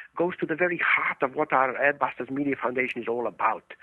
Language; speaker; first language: English; early bilingual, other home language; Estonian